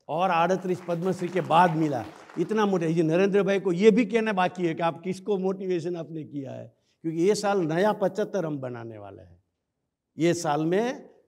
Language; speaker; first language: Hindi; non-native, local second language; Gujarati